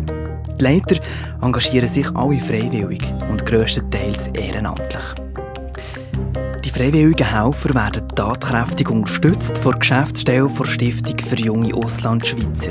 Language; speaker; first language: German; native; German